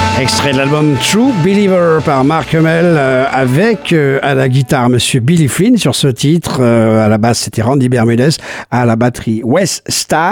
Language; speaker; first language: French; native; French